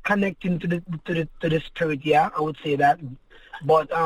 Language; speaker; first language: English; non-native, local second language; Jamaican Creole English